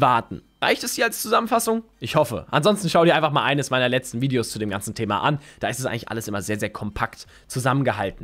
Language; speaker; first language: German; native; German